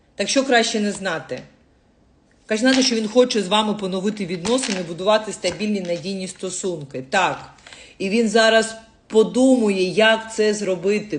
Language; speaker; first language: Ukrainian; native; Ukrainian